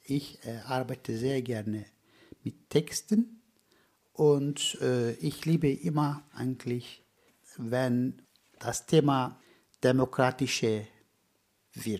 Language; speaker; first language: German; non-native, fluent; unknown